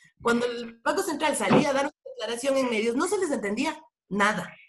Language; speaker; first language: Spanish; native; Spanish